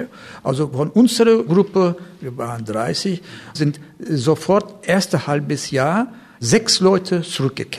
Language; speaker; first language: German; non-native, learner; Turkish